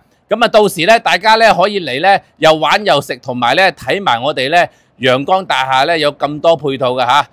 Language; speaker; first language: Cantonese; native; Cantonese